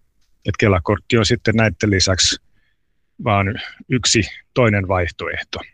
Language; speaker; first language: Finnish; native; Finnish